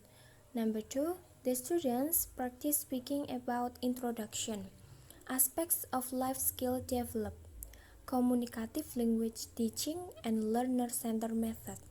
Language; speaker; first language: English; non-native, learner; Indonesian